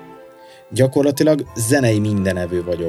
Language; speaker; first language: Hungarian; native; Hungarian